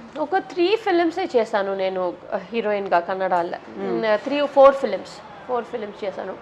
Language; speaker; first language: Telugu; non-native, local second language; Tamil